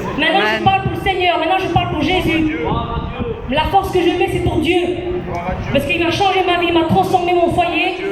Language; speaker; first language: French; early bilingual, other home language; Chinese